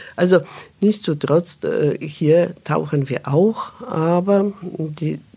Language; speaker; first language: German; non-native, fluent; Polish